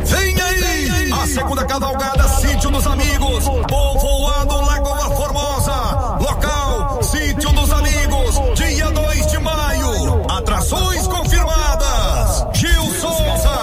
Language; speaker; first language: Portuguese; native; Portuguese